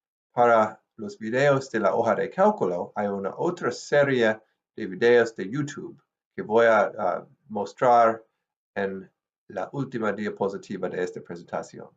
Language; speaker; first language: Spanish; non-native, fluent; English